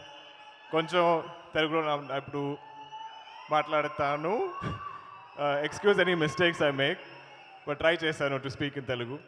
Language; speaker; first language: Telugu; non-native, learner; Malayalam